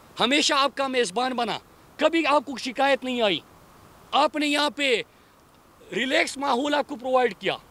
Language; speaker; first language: Urdu; non-native, local second language; Pashto